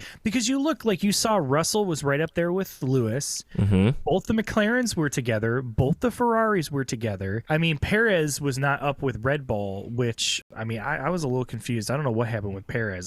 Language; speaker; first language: English; native; English